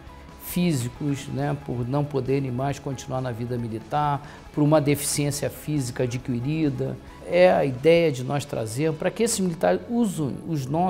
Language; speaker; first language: Portuguese; native; Portuguese